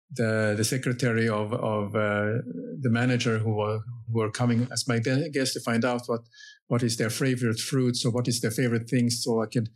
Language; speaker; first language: English; non-native, fluent; Finnish